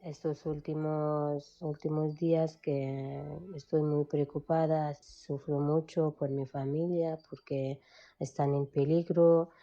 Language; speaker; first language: Spanish; non-native, fluent; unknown